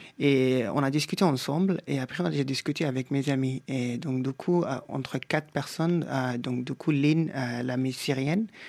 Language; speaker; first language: French; non-native, fluent; Bangla